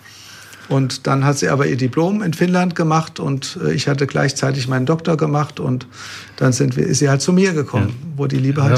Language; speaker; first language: German; native; German